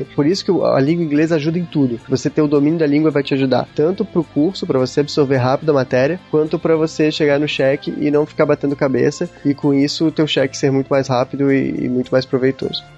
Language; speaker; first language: Portuguese; native; Portuguese